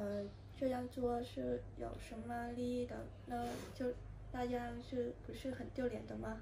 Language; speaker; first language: Chinese; non-native, learner; Vietnamese